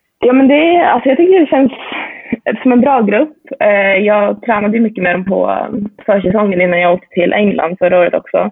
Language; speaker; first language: Swedish; native; Swedish